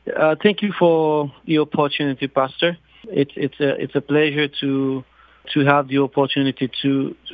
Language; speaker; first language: English; non-native, fluent; Haitian Creole